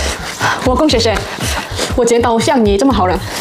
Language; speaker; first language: Chinese; non-native, learner; Korean